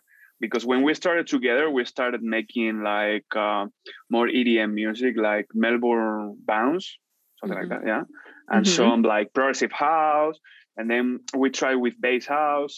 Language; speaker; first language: English; non-native, fluent; Spanish